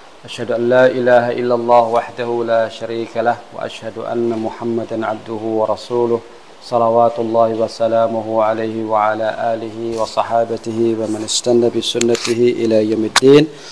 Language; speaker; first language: Arabic; non-native, fluent; Khmer